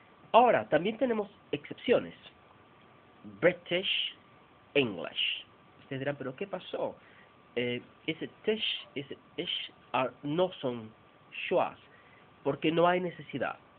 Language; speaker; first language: Spanish; native; Spanish